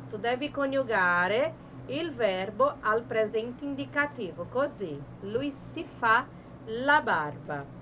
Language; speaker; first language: Italian; non-native, fluent; Portuguese